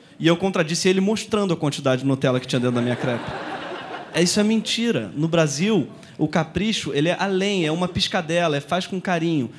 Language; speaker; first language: Portuguese; native; Portuguese